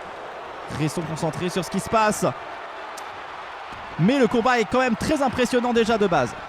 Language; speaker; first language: French; native; French